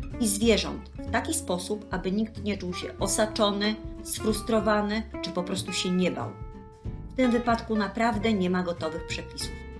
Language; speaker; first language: Polish; native; Polish